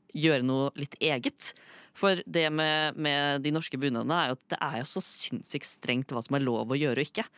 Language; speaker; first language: Norwegian; native; Norwegian